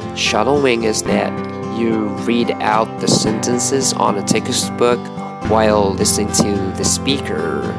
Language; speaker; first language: English; non-native, fluent; Japanese